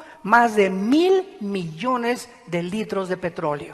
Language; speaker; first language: Spanish; native; Spanish